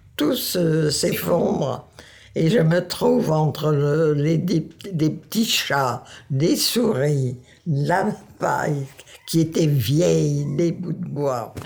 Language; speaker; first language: French; non-native, local second language; Dutch